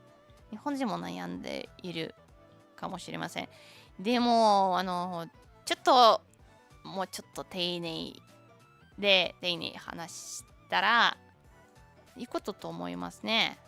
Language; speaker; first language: Japanese; non-native, learner; Russian